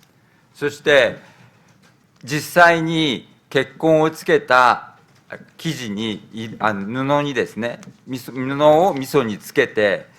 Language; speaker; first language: Japanese; native; Japanese